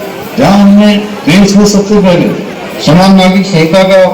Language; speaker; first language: Hindi; native; Hindi